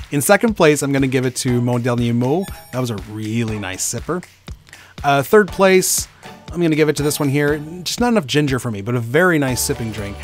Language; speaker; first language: English; native; English